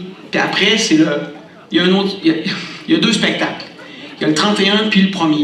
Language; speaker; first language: French; native; French